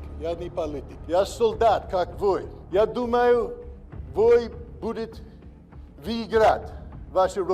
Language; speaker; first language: Russian; non-native, learner; English